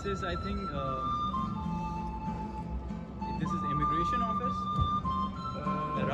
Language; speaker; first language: English; non-native, fluent; Hindi